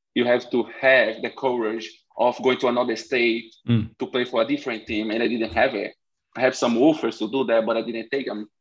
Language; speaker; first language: English; non-native, fluent; Portuguese